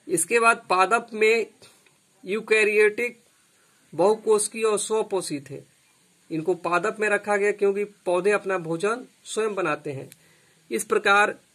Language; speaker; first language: Hindi; native; Hindi